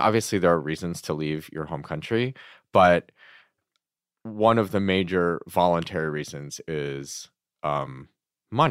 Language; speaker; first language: English; native; English